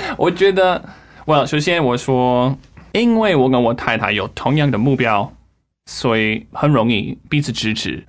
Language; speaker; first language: Chinese; non-native, fluent; English